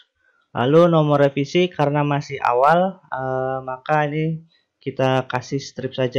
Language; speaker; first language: Indonesian; native; Indonesian